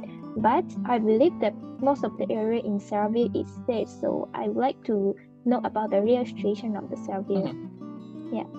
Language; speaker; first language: English; non-native, fluent; Japanese